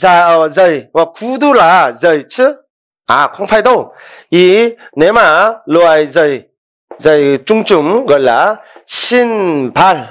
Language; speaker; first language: Vietnamese; non-native, fluent; Korean